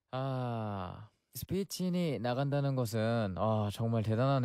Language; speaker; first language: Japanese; non-native, learner; Korean